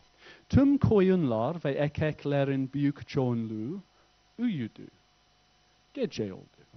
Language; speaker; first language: Turkish; non-native, fluent; English